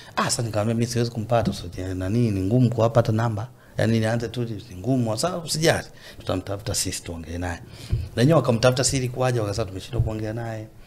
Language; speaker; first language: Swahili; native; Swahili